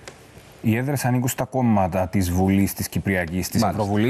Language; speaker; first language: Greek; native; Greek